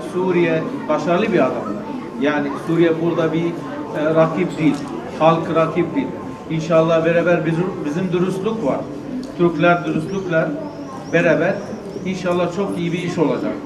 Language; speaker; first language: Turkish; non-native, learner; Arabic